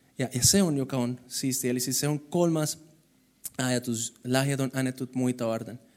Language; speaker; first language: Finnish; non-native, fluent; Spanish